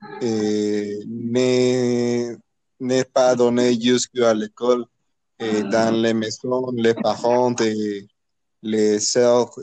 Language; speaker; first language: French; non-native, learner; Spanish